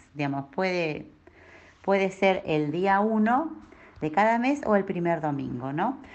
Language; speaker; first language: Spanish; native; Spanish